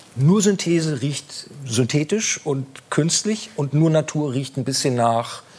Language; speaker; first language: German; native; German